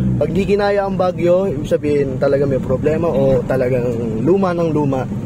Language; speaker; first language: Filipino; native; Filipino